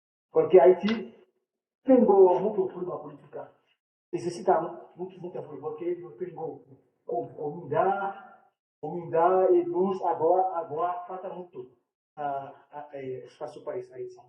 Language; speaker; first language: Spanish; non-native, learner; Haitian Creole